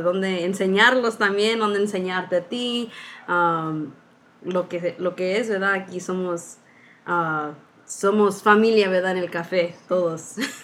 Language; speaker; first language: Spanish; early bilingual, heritage; Spanish